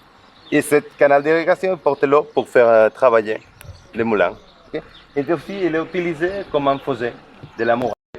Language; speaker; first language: French; non-native, local second language; Catalan